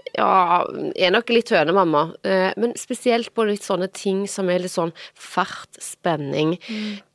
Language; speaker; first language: Norwegian; native; Norwegian